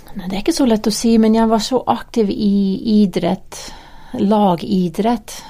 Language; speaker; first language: Norwegian; non-native, fluent; English